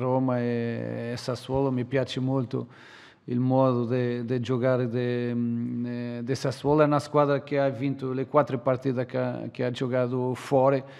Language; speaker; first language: Italian; non-native, learner; Portuguese